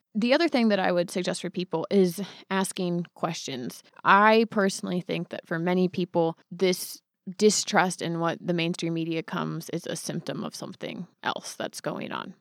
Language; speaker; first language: English; native; English